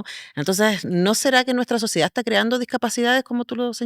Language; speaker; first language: Spanish; native; Spanish